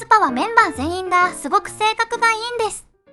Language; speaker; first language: Japanese; native; Japanese